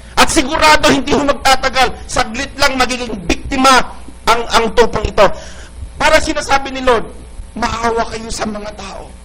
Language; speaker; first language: Filipino; non-native, local second language; Iloko